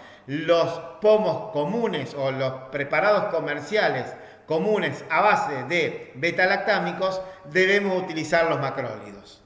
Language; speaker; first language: Spanish; native; Spanish